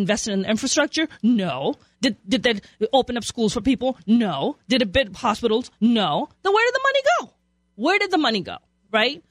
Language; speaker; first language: English; non-native, local second language; Urdu